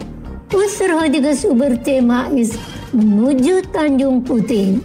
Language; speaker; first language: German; non-native, fluent; Indonesian